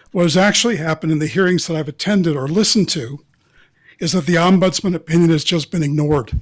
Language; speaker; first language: English; native; English